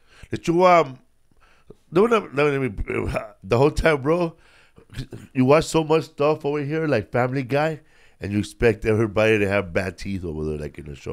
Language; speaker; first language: English; early bilingual, other home language; Spanish